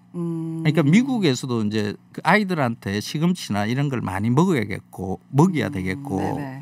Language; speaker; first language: Korean; native; Korean